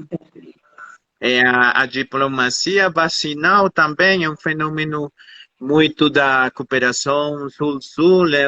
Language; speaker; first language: Portuguese; non-native, fluent; Spanish